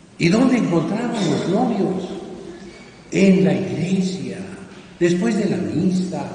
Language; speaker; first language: Spanish; native; Spanish